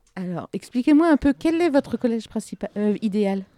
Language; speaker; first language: French; native; French